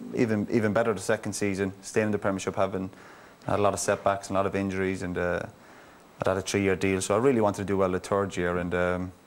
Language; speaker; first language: English; native; English